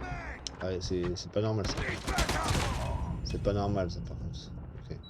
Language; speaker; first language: French; native; French